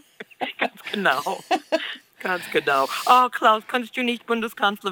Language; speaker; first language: German; non-native, fluent; English